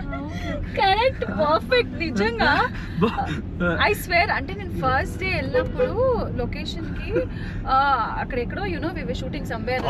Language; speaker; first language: Telugu; native; Telugu